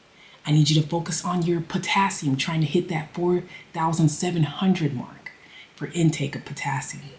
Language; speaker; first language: English; native; English